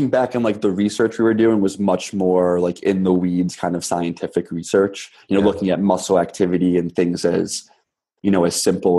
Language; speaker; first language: English; native; English